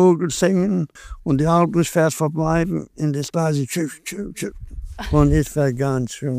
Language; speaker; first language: German; non-native, learner; Danish